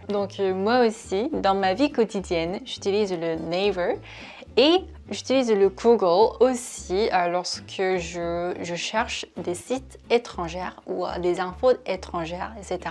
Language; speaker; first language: French; non-native, fluent; Korean